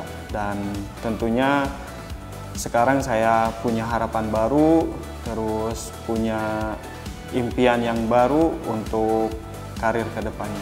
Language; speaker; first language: Indonesian; native; Indonesian